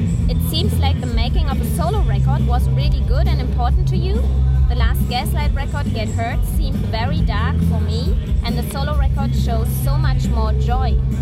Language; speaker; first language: English; non-native, fluent; German